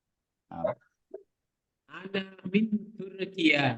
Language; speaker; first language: Arabic; non-native, learner; Indonesian